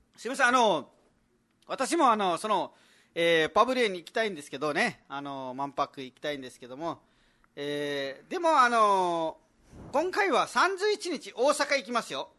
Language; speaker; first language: Japanese; non-native, fluent; Nepali